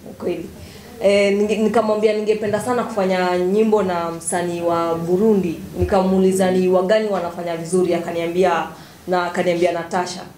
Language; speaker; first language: Swahili; native; Swahili